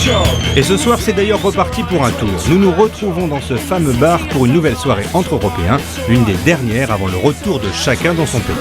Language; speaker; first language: French; native; French